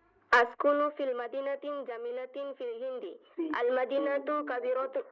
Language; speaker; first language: Arabic; non-native, learner; Bangla